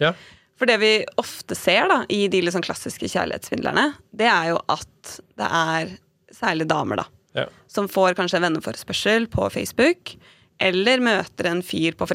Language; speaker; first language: Norwegian; native; Norwegian